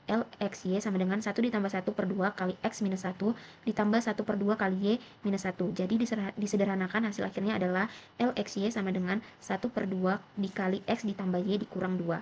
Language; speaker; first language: Indonesian; native; Indonesian